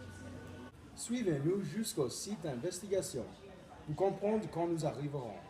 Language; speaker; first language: French; non-native, learner; English